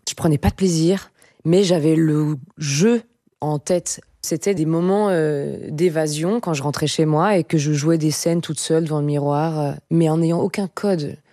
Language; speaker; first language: French; native; French